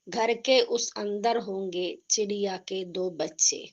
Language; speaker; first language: Hindi; non-native, local second language; Malayalam